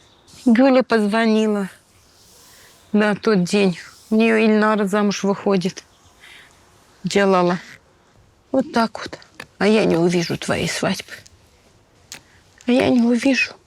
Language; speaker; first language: Russian; native; Russian